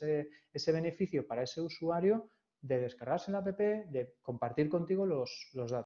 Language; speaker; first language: Spanish; native; Spanish